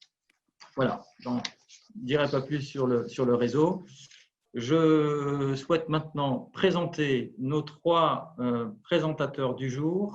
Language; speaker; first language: French; native; French